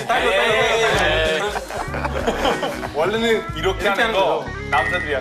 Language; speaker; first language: Korean; non-native, fluent; Italian